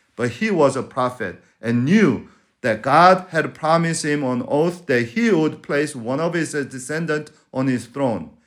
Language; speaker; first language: English; non-native, fluent; Spanish